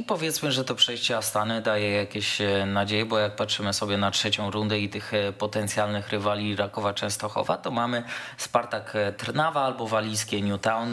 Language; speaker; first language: Polish; native; Polish